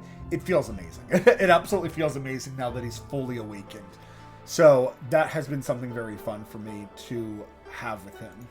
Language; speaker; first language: English; native; English